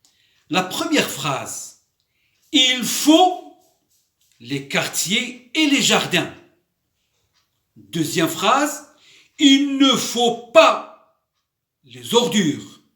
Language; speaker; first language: French; non-native, local second language; Arabic